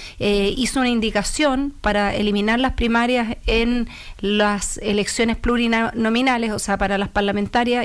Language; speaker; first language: Spanish; native; Spanish